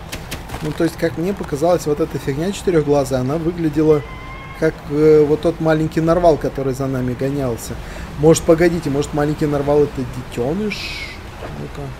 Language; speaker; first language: Russian; native; Russian